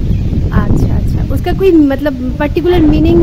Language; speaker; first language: Hindi; non-native, local second language; Bangla